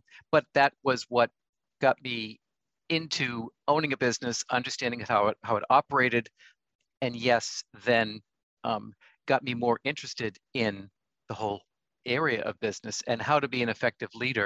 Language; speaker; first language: English; native; English